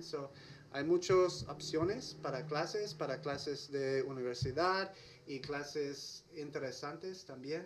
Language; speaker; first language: Spanish; non-native, learner; English